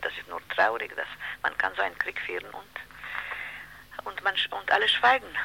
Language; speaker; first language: German; non-native, learner; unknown